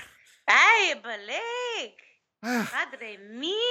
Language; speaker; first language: Spanish; non-native, learner; English